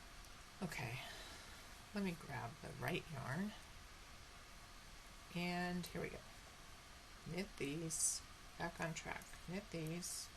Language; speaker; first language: English; native; English